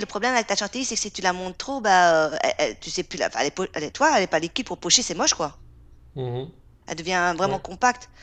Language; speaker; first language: French; native; French